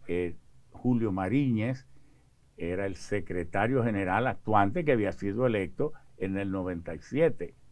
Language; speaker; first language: Spanish; early bilingual, other home language; French